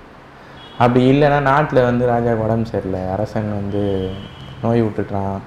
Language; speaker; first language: Tamil; native; Tamil